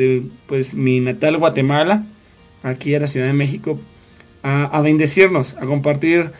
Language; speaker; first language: Spanish; native; Spanish